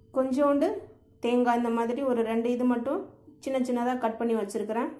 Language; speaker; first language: Tamil; non-native, local second language; Telugu